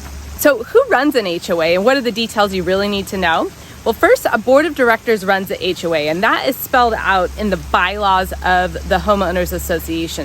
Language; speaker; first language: English; native; English